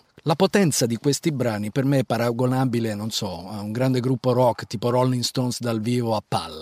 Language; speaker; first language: Italian; native; Italian